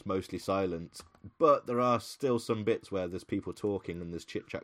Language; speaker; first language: English; native; English